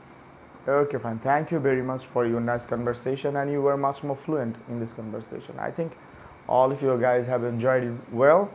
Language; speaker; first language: English; non-native, fluent; Bangla